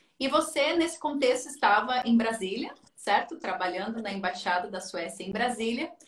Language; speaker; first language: Portuguese; native; Portuguese